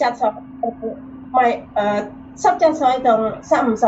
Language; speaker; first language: Cantonese; non-native, learner; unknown